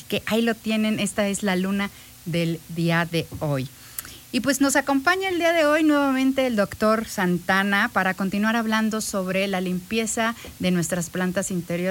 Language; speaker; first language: Spanish; native; Spanish